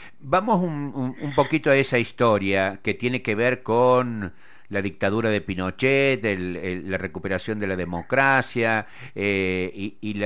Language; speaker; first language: Spanish; native; Spanish